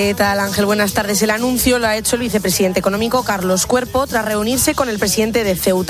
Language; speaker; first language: Spanish; native; Spanish